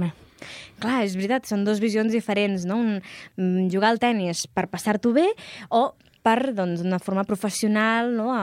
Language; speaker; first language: Catalan; native; Catalan